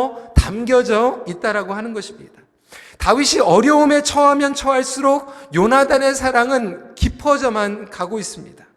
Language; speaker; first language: Korean; native; Korean